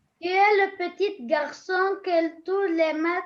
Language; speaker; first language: French; non-native, learner; Arabic